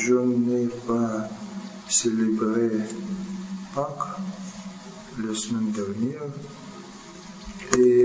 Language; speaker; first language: French; non-native, learner; Russian